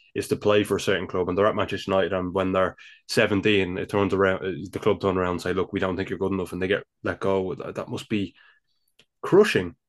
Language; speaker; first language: English; native; English